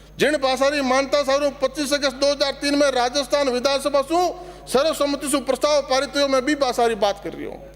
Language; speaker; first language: Hindi; non-native, local second language; Marwari